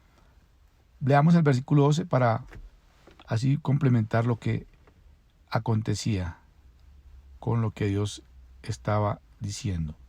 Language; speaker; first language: Spanish; native; Spanish